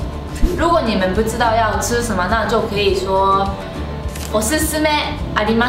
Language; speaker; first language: Chinese; non-native, fluent; Japanese